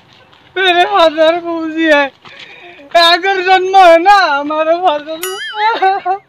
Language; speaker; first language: Hindi; non-native, local second language; Assamese